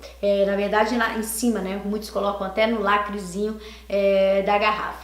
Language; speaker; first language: Portuguese; native; Portuguese